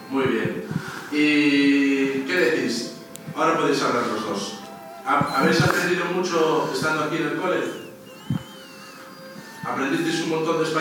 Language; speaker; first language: Spanish; native; Spanish